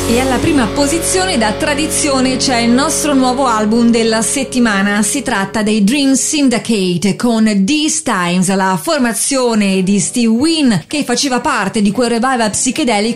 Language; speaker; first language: Italian; native; Italian